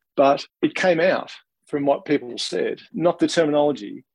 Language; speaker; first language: English; native; English